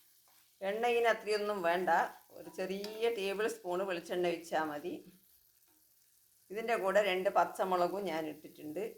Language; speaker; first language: Malayalam; native; Malayalam